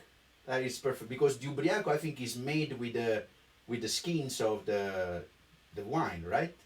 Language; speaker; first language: English; non-native, fluent; Italian